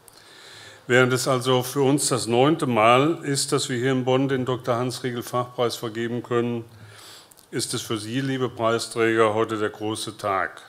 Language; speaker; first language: German; native; German